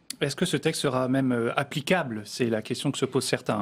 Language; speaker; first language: French; native; French